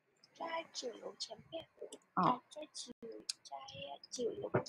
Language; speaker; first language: Chinese; non-native, learner; Vietnamese